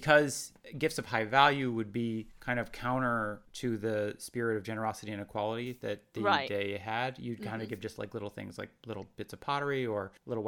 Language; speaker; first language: English; native; English